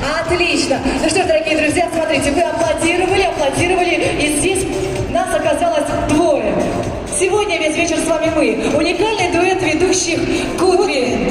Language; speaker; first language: Russian; native; Russian